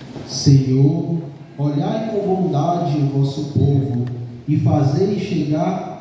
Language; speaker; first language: Portuguese; native; Portuguese